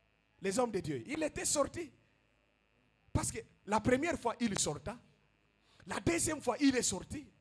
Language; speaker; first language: French; non-native, local second language; Lingala